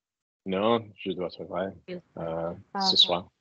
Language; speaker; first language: French; non-native, learner; English